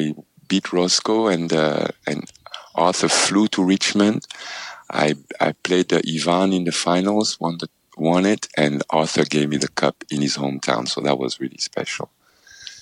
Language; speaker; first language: English; non-native, local second language; French